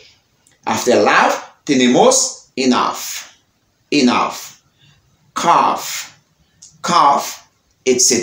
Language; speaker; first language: Spanish; non-native, learner; Haitian Creole